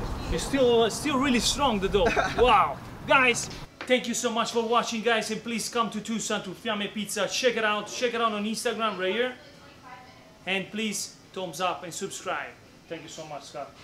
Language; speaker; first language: English; non-native, fluent; Italian